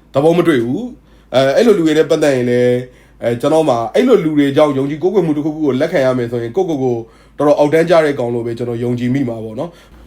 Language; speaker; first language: Burmese; native; Burmese